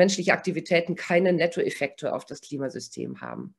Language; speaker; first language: German; native; German